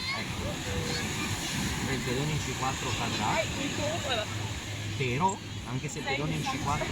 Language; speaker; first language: Italian; native; Italian